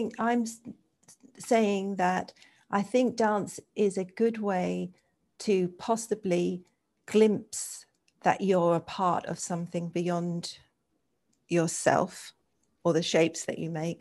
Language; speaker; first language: English; native; English